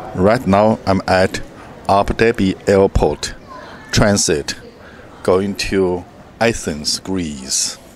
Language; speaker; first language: English; non-native, fluent; Chinese